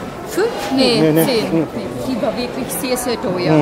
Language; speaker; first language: German; native; German